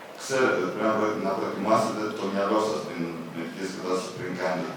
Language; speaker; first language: Greek; native; Greek